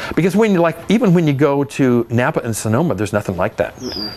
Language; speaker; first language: English; native; English